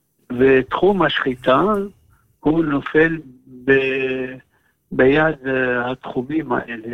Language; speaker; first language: Hebrew; non-native, fluent; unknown